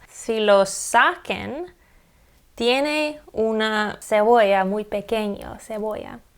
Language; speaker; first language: Spanish; non-native, fluent; English